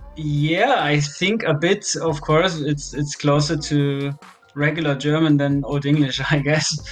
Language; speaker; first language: English; non-native, fluent; German